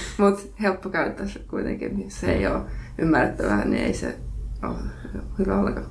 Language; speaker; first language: Finnish; early bilingual, heritage; Finnish